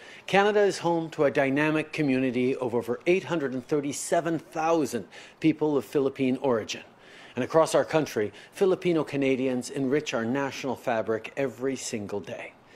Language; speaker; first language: English; native; English